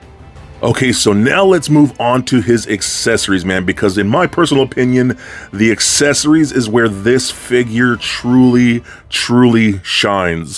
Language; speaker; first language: English; native; English